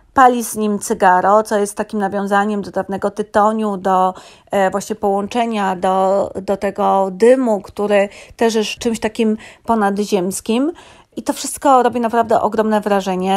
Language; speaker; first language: Polish; native; Polish